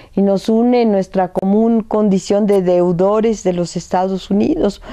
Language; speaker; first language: Spanish; early bilingual, other home language; French